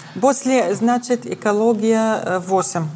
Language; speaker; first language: Russian; non-native, fluent; Arabic